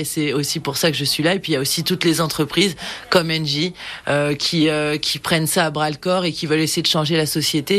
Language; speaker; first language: French; native; French